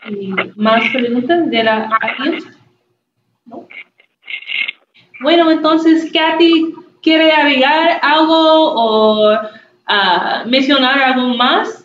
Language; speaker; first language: Spanish; non-native, learner; English